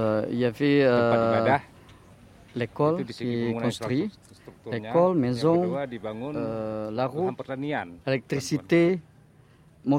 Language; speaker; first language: French; non-native, fluent; Indonesian